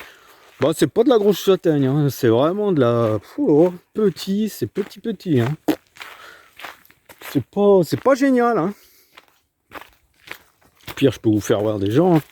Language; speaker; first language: French; native; French